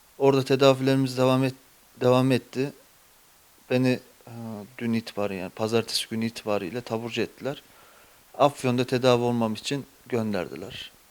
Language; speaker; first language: Turkish; native; Turkish